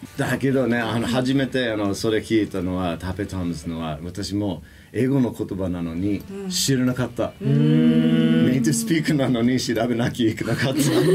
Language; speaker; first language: Japanese; non-native, fluent; English